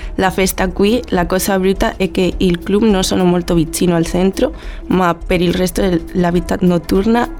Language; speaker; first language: Italian; non-native, learner; Spanish